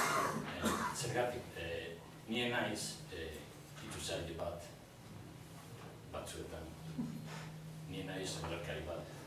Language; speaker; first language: Basque; non-native, fluent; Galician